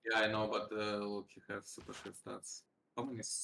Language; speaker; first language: English; non-native, learner; Russian